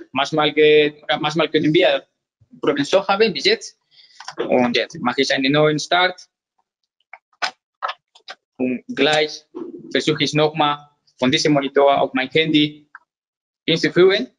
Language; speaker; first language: German; non-native, learner; Spanish